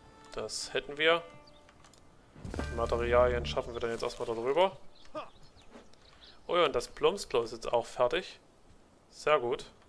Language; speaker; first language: German; native; German